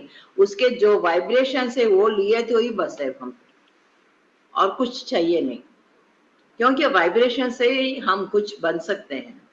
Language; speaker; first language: Hindi; non-native, local second language; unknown